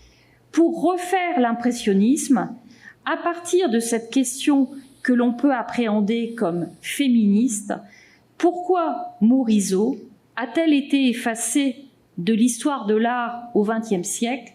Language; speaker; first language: French; native; French